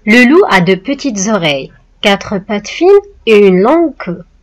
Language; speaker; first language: French; non-native, local second language; Arabic